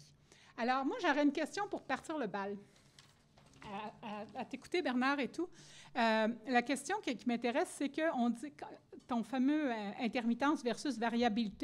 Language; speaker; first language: French; native; French